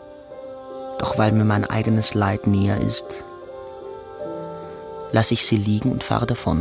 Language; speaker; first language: German; native; German